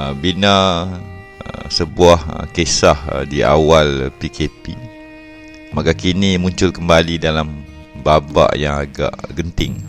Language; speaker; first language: Malay; native; Malay